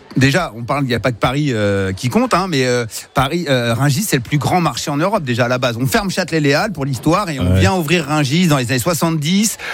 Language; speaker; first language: French; native; French